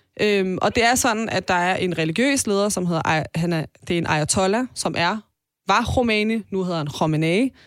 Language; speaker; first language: Danish; early bilingual, other home language; Persian